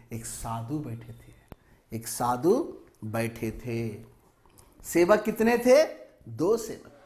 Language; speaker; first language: Hindi; non-native, local second language; Telugu